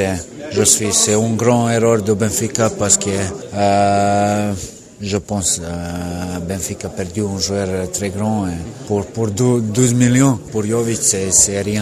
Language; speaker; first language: French; non-native, learner; Serbian